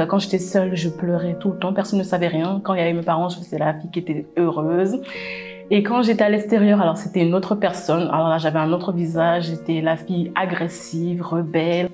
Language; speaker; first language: French; native; French